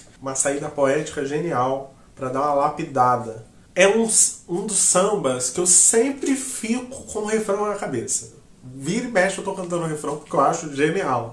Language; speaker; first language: Portuguese; native; Portuguese